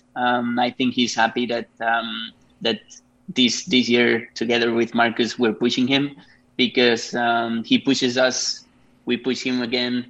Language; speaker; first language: English; non-native, fluent; Spanish